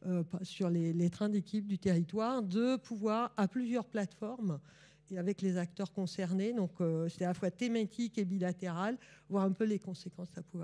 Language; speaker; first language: French; native; French